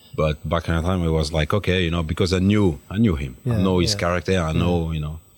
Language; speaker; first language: English; non-native, fluent; French